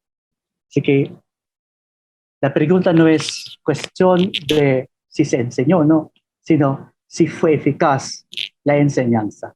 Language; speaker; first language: Spanish; non-native, fluent; Filipino